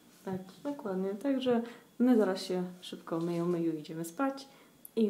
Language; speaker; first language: Polish; native; Polish